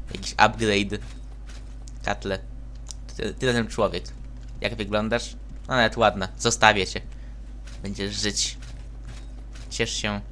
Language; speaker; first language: Polish; native; Polish